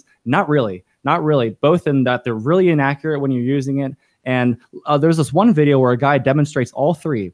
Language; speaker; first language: English; native; English